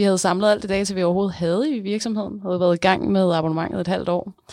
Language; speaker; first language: Danish; native; Danish